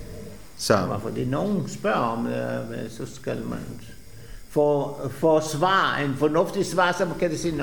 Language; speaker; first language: Danish; non-native, fluent; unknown